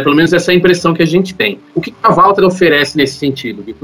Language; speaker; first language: Portuguese; native; Portuguese